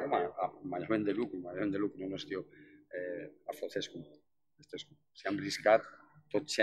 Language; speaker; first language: Romanian; non-native, fluent; Spanish